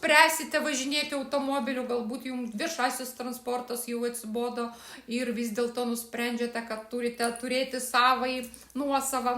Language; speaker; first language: Lithuanian; native; Lithuanian